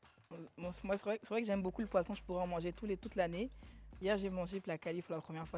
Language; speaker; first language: French; non-native, local second language; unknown